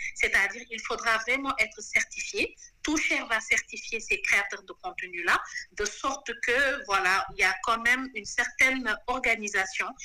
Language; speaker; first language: French; non-native, local second language; Wolof